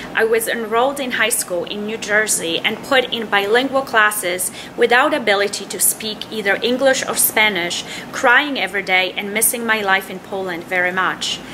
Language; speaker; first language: English; non-native, fluent; Polish